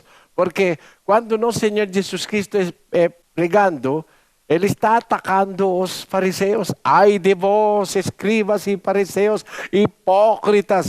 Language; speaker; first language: Portuguese; non-native, learner; Filipino